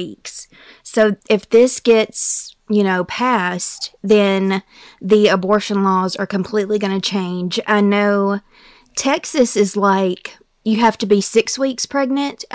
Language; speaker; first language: English; native; English